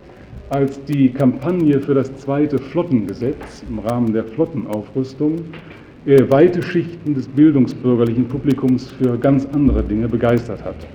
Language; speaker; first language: German; native; German